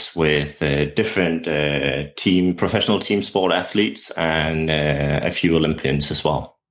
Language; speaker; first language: English; non-native, fluent; Danish